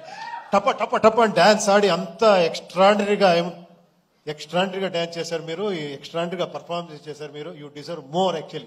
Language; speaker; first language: Telugu; non-native, local second language; Kannada